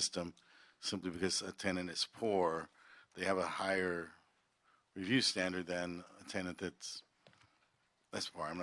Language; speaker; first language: English; native; English